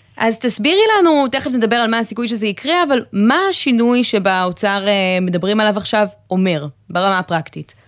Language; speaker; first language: Hebrew; native; Hebrew